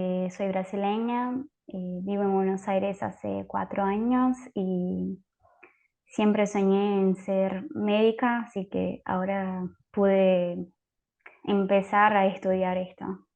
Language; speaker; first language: Spanish; native; Spanish